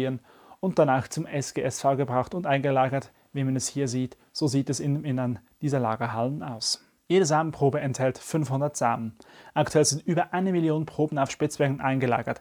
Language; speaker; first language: German; native; German